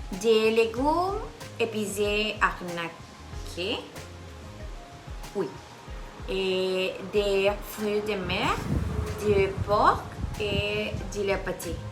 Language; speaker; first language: French; non-native, learner; Spanish